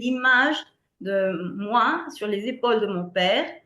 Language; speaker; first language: French; non-native, fluent; Spanish